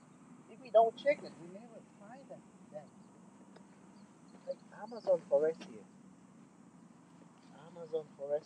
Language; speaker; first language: English; non-native, learner; Vietnamese